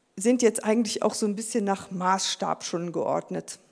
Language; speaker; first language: German; native; German